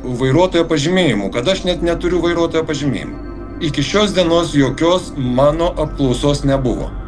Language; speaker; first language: Lithuanian; native; Lithuanian